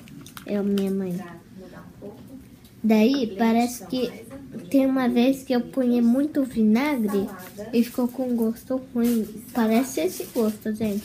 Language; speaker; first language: Portuguese; early bilingual, heritage; Portuguese